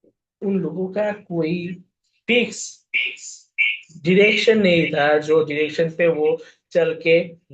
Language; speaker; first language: Hindi; non-native, fluent; Bangla